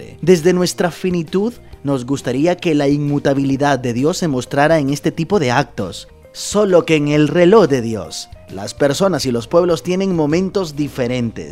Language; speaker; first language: Spanish; native; Spanish